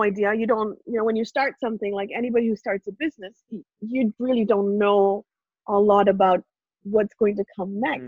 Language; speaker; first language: English; non-native, local second language; Punjabi